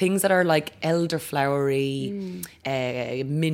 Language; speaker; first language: English; native; English